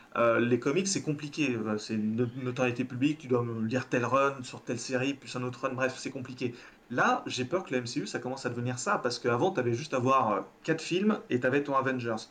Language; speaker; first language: French; native; French